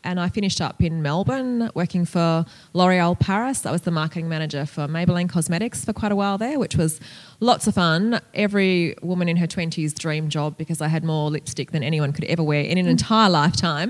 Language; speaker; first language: English; native; English